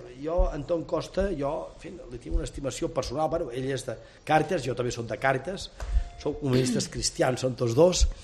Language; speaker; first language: Catalan; native; Catalan